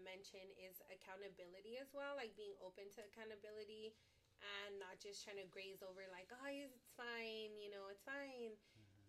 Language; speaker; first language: English; native; English